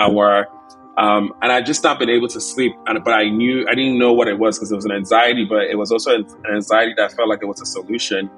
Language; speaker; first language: English; non-native, local second language; Igbo